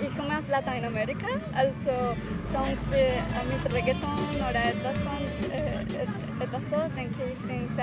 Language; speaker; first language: German; non-native, learner; Spanish